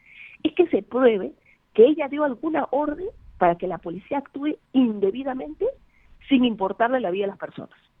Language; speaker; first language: Spanish; native; Spanish